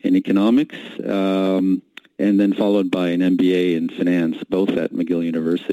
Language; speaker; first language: English; native; English